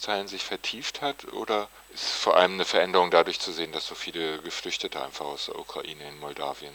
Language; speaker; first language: German; native; German